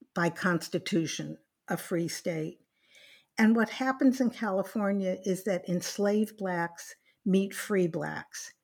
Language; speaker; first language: English; native; English